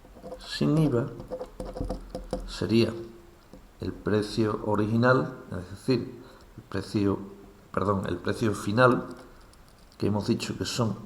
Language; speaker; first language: Spanish; native; Spanish